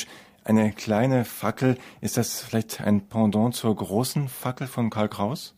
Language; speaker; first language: German; native; German